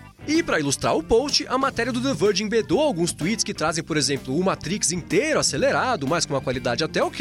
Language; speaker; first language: Portuguese; native; Portuguese